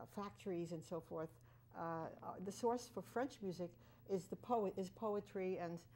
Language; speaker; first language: English; native; English